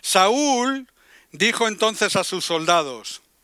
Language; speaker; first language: Spanish; native; Spanish